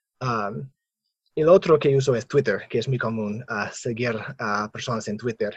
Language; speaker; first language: Spanish; non-native, fluent; English